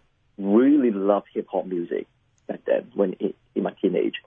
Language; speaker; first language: English; early bilingual, other home language; Cantonese